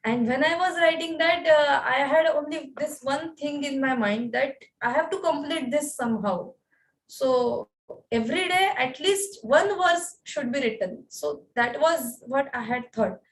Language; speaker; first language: English; non-native, local second language; Marathi